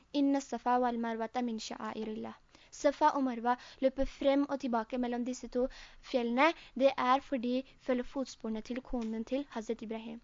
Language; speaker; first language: Norwegian; early bilingual, other home language; Urdu